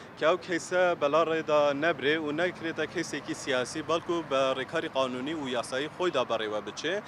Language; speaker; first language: Central Kurdish; non-native, local second language; Kurdish